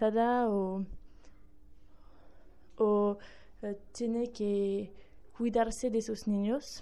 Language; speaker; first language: Spanish; non-native, learner; French